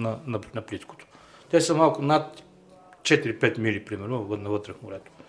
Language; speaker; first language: Bulgarian; native; Bulgarian